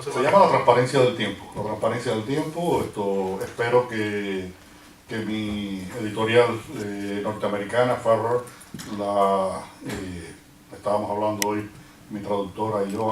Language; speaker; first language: Spanish; native; Spanish